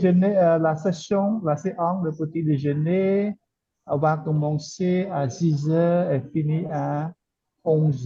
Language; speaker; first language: French; non-native, learner; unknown